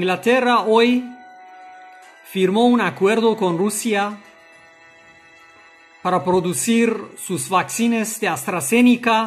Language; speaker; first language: Spanish; non-native, fluent; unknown